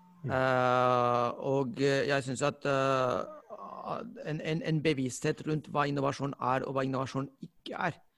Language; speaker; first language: Norwegian; non-native, fluent; Spanish